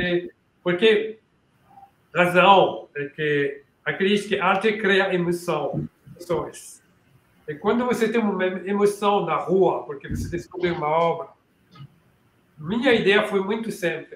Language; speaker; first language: Portuguese; non-native, learner; French